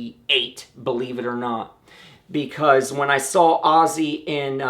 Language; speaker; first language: English; native; English